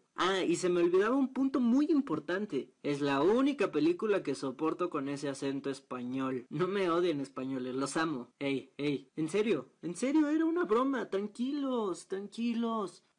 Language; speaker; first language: Spanish; native; Spanish